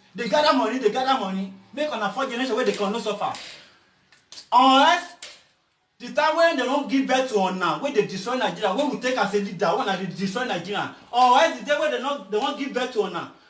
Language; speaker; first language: Nigerian Pidgin; non-native, local second language; Yoruba